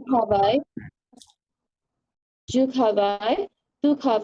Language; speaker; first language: French; non-native, learner; Bangla